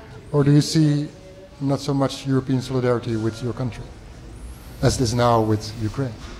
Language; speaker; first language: English; non-native, fluent; Dutch